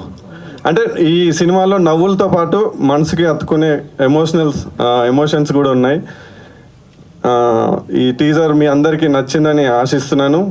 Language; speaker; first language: Telugu; native; Telugu